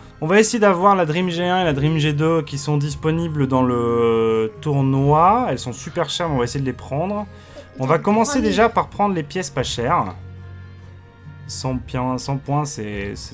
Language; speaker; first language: French; native; French